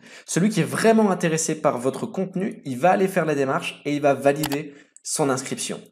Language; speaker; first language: French; native; French